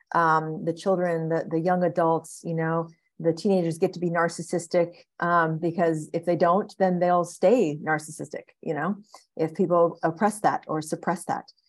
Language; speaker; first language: English; native; English